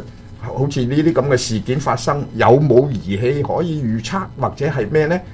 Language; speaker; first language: Chinese; native; Chinese